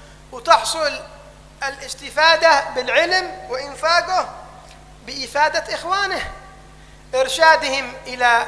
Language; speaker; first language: Arabic; native; Arabic